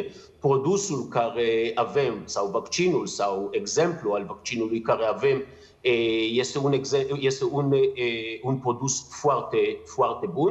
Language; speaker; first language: Romanian; non-native, learner; Hebrew